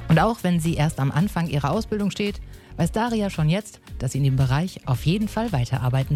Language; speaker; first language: German; native; German